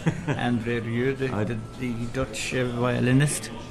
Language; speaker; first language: English; native; English